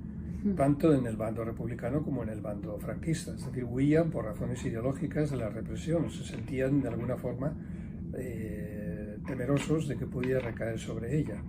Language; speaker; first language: Spanish; native; Spanish